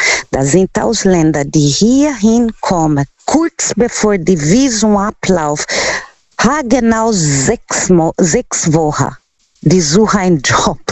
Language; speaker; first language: German; non-native, learner; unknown